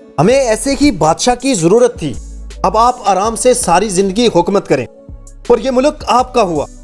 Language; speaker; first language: Urdu; native; Urdu